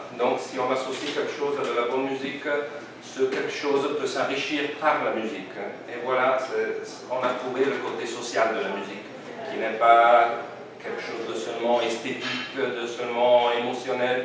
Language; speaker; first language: French; non-native, fluent; Italian